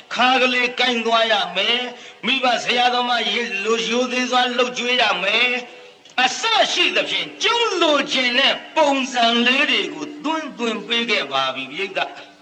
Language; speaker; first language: Burmese; native; Burmese